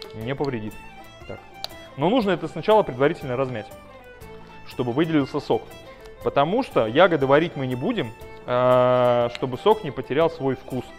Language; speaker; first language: Russian; native; Russian